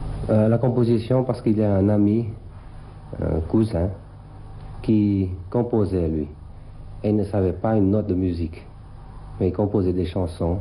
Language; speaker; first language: French; non-native, fluent; Thai